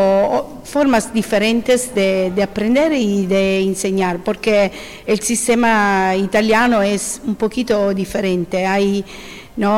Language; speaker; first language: Spanish; non-native, fluent; Italian